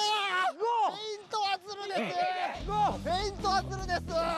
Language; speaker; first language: Japanese; native; Japanese